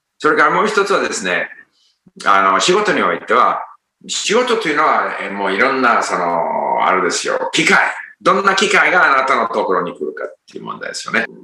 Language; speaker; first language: Japanese; non-native, fluent; English